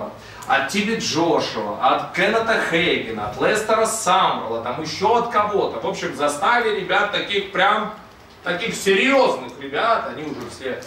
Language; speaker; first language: Russian; native; Russian